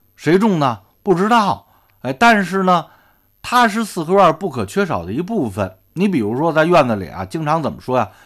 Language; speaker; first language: Chinese; native; Chinese